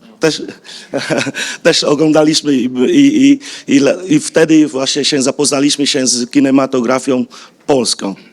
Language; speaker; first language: Polish; non-native, fluent; Vietnamese